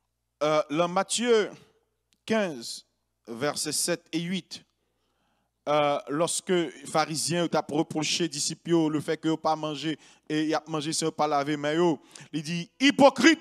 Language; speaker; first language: French; non-native, local second language; Haitian Creole